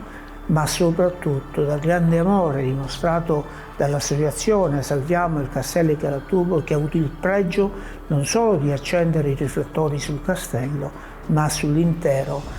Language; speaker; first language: Italian; native; Italian